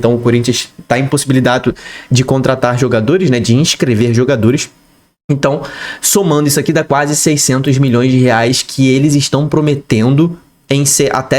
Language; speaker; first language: Portuguese; native; Portuguese